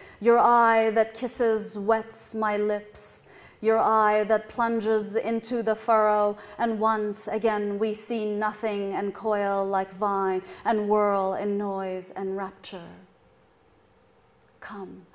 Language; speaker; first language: English; non-native, fluent; Persian